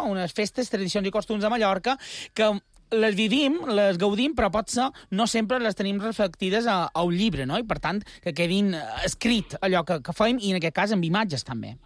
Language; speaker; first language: Catalan; native; Catalan